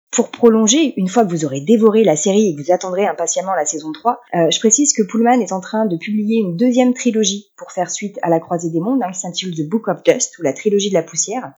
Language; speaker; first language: French; native; French